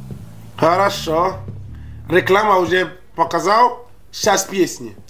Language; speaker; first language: Russian; non-native, learner; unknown